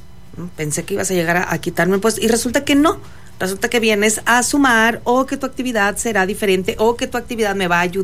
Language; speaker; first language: Spanish; native; Spanish